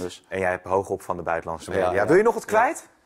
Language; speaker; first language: Dutch; native; Dutch